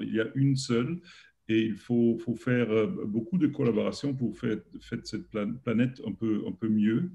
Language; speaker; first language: French; non-native, learner; German